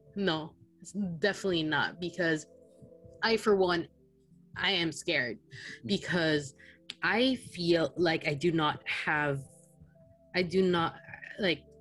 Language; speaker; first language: English; non-native, local second language; Filipino